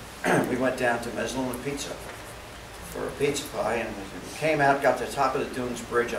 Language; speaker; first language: English; native; English